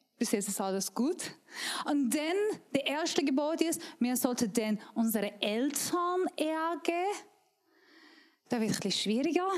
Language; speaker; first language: German; non-native, learner; Persian